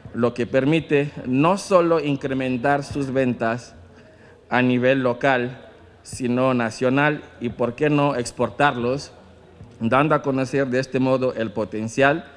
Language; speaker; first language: Spanish; non-native, fluent; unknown